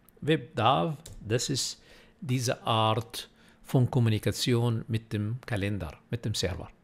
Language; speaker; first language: German; non-native, fluent; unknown